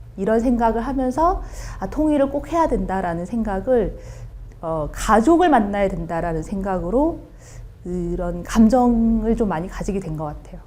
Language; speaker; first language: Korean; native; Korean